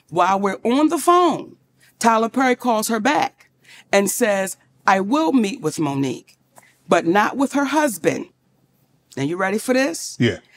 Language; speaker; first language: English; native; English